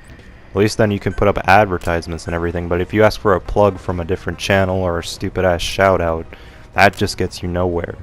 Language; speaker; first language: English; native; English